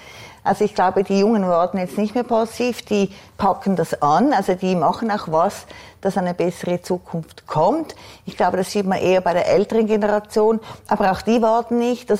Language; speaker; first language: German; native; German